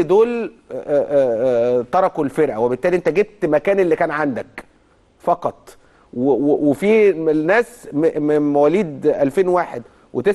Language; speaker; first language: Arabic; native; Arabic